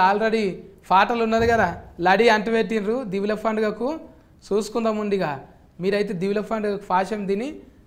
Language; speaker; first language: Telugu; native; Telugu